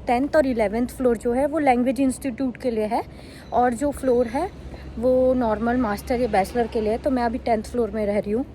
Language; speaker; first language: Hindi; native; Hindi